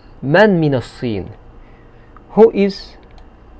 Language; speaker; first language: Arabic; non-native, fluent; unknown